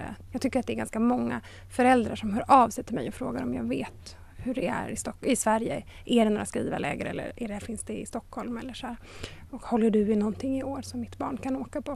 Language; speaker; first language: Swedish; native; Swedish